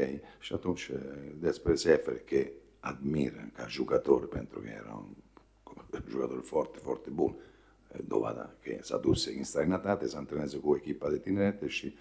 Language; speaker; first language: Romanian; non-native, fluent; Italian